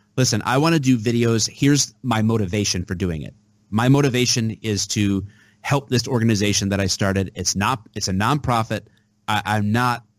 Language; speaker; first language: English; native; English